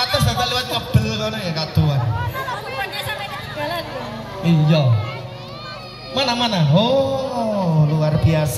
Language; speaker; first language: Indonesian; non-native, local second language; Javanese